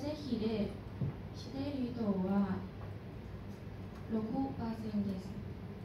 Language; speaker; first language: Japanese; non-native, learner; Thai